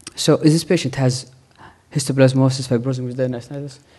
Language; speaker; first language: English; non-native, fluent; Arabic